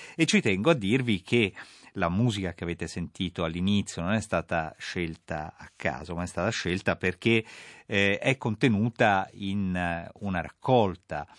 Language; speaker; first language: Italian; native; Italian